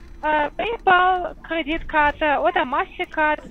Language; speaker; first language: German; non-native, learner; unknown